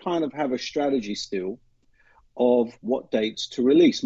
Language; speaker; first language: English; native; English